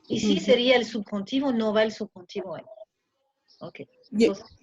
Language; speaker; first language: Spanish; non-native, fluent; French